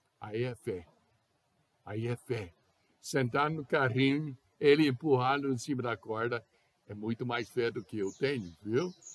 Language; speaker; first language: Portuguese; non-native, fluent; English